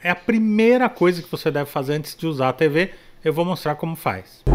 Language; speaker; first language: Portuguese; native; Portuguese